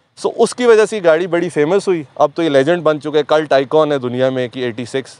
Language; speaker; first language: Urdu; native; Urdu